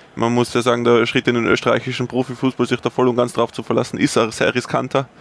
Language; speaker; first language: German; native; German